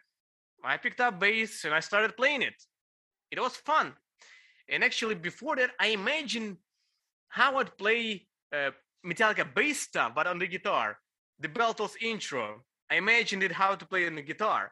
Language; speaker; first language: English; non-native, fluent; Ukrainian